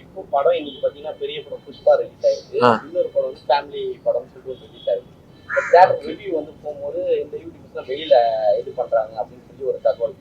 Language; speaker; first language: Tamil; native; Tamil